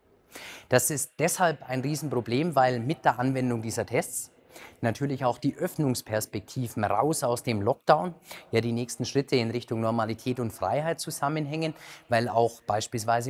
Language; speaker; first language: German; native; German